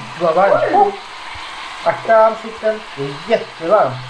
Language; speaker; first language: Swedish; native; Swedish